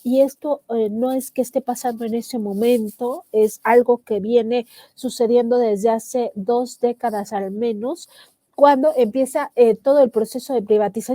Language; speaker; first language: Spanish; native; Spanish